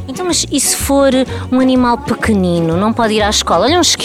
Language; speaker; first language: Portuguese; native; Portuguese